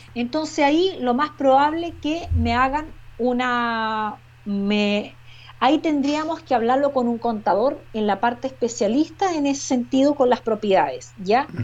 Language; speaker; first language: Spanish; native; Spanish